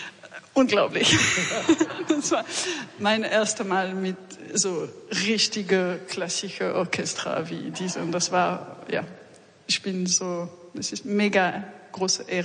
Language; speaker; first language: German; non-native, learner; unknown